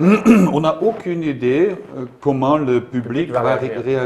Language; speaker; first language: French; non-native, learner; German